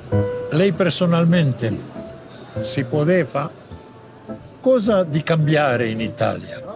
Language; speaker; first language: Italian; non-native, learner; Croatian